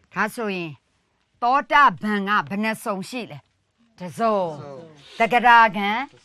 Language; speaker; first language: Burmese; native; Burmese